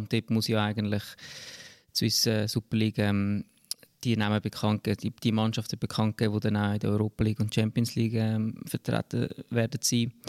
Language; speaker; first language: German; native; German